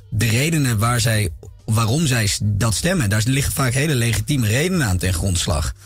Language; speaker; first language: Dutch; native; Dutch